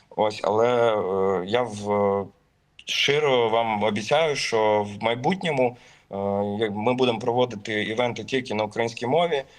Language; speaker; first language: Ukrainian; native; Ukrainian